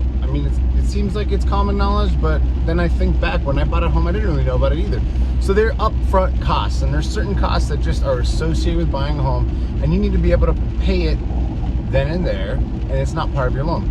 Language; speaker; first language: English; native; English